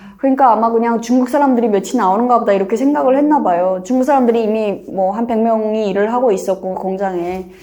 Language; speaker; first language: Korean; native; Korean